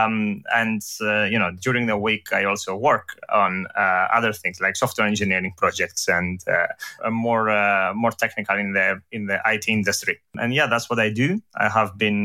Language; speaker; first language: English; non-native, fluent; Greek